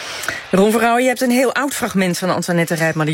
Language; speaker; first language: Dutch; native; Dutch